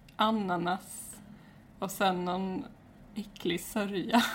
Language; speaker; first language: Swedish; native; Swedish